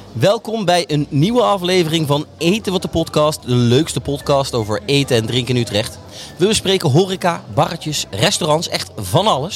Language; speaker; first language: Dutch; native; Dutch